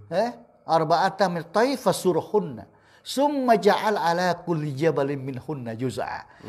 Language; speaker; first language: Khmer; non-native, local second language; Eastern Cham